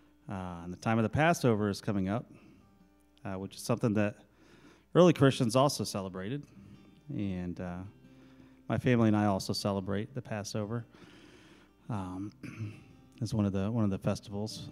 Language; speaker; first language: English; native; English